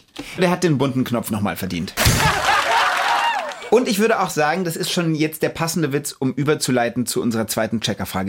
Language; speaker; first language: German; native; German